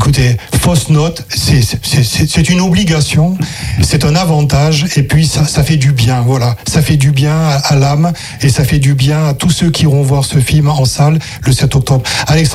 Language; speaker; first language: French; native; French